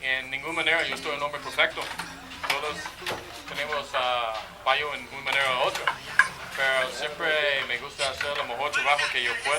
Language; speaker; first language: Spanish; non-native, fluent; English